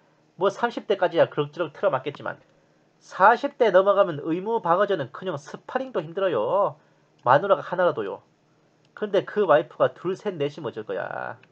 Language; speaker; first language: Korean; native; Korean